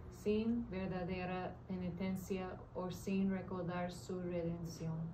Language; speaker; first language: Spanish; early bilingual, heritage; English